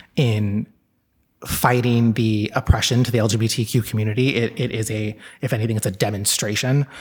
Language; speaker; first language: English; native; English